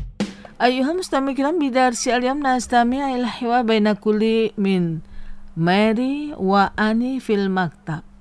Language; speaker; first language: Arabic; non-native, fluent; Indonesian